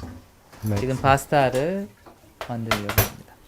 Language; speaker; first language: Korean; non-native, learner; Hungarian